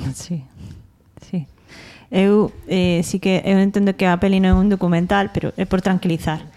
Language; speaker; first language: Galician; non-native, local second language; Spanish